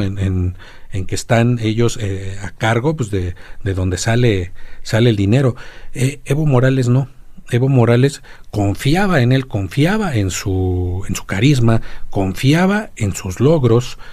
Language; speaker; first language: Spanish; native; Spanish